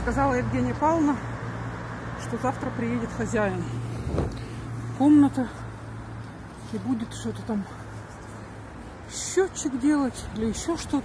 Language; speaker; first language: Russian; native; Russian